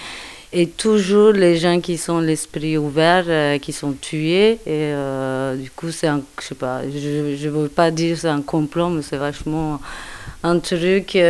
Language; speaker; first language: French; non-native, learner; Turkish